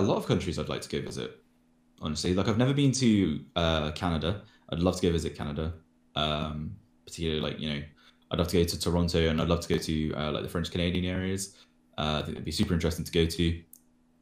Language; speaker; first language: English; native; English